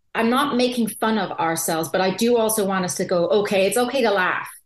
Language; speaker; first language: English; native; English